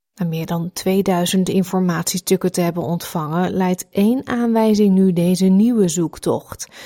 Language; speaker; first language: Dutch; native; Dutch